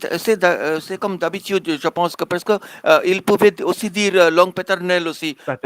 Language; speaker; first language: French; non-native, fluent; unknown